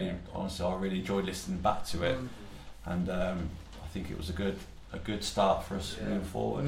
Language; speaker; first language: English; native; English